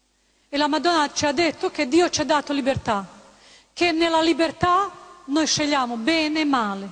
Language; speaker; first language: Italian; non-native, fluent; Croatian